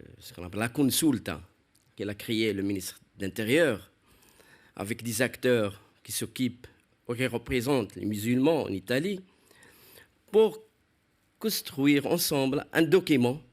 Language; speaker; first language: French; non-native, fluent; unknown